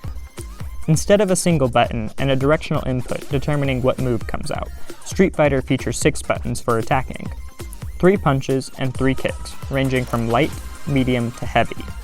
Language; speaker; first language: English; native; English